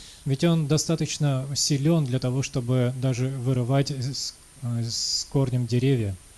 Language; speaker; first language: Russian; native; Russian